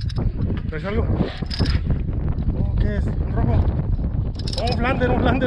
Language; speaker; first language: Spanish; native; Spanish